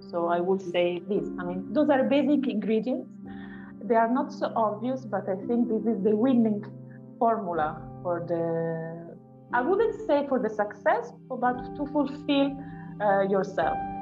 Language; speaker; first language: English; non-native, fluent; Italian